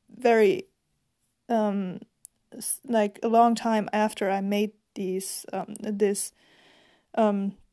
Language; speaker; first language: English; non-native, fluent; German